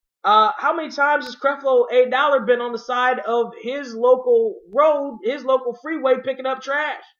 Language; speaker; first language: English; native; English